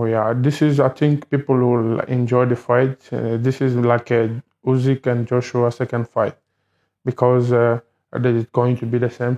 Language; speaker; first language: English; non-native, learner; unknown